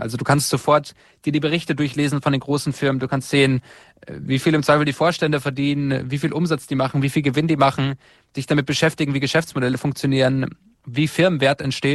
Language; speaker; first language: German; native; German